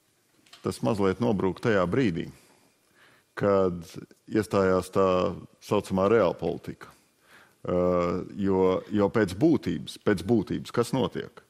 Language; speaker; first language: Latvian; native; Latvian